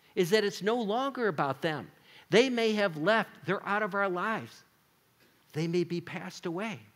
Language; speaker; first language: English; native; English